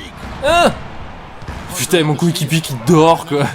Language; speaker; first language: French; native; French